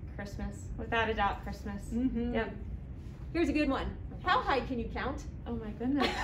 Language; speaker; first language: English; native; English